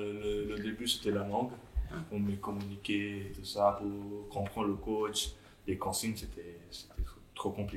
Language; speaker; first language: French; non-native, learner; Portuguese